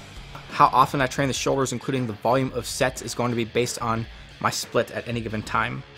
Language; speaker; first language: English; native; English